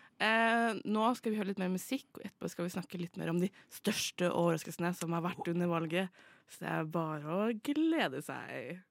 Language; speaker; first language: Norwegian; native; Norwegian